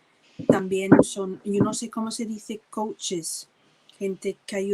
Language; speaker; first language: Spanish; non-native, fluent; English